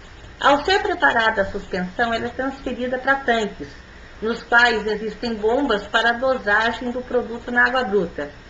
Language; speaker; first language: Portuguese; native; Portuguese